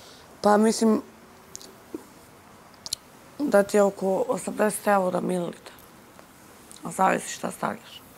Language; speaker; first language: Serbian; native; Serbian